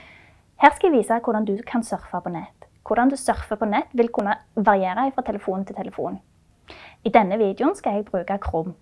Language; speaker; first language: Norwegian; native; Norwegian